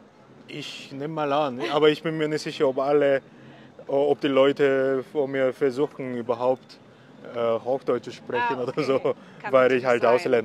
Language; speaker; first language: German; non-native, fluent; Korean